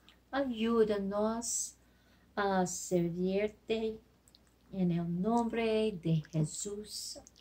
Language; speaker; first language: Spanish; non-native, learner; English